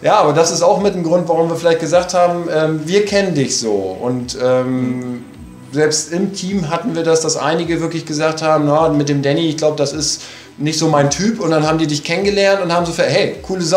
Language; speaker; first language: German; native; German